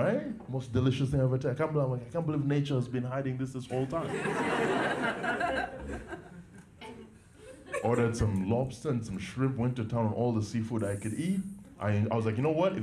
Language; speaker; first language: English; non-native, local second language; Ganda